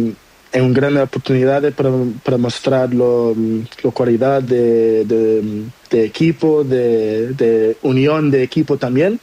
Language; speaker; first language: Spanish; non-native, learner; Portuguese